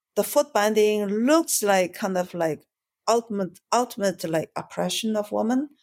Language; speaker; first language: English; non-native, fluent; Chinese